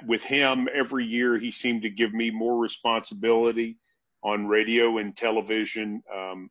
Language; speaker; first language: English; native; English